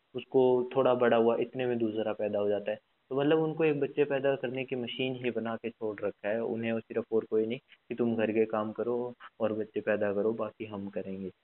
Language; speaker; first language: Hindi; native; Hindi